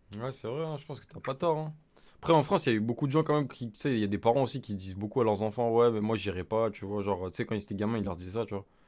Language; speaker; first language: French; native; French